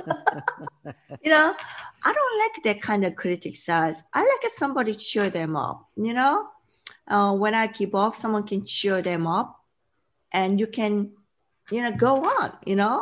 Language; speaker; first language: English; non-native, learner; Korean